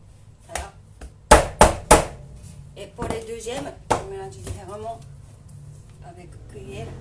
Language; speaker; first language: French; non-native, learner; Japanese